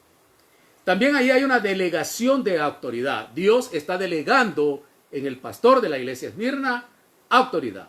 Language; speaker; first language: Spanish; native; Spanish